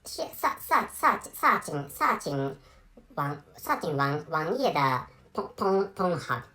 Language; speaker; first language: Chinese; non-native, learner; Japanese